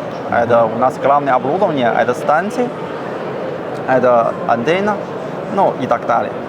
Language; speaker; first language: Russian; non-native, learner; Chinese